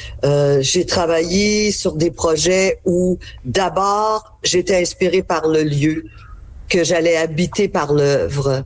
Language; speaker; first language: French; native; French